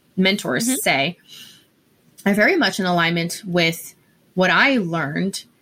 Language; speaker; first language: English; non-native, fluent; Portuguese